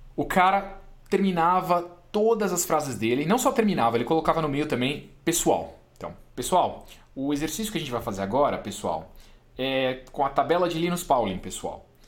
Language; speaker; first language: Portuguese; native; Portuguese